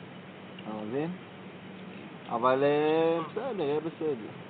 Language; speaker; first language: Hebrew; native; Hebrew